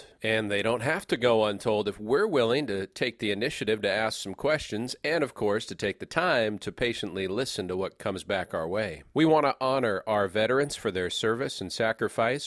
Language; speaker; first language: English; native; English